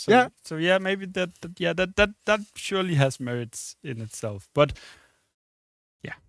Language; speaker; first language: English; non-native, fluent; Danish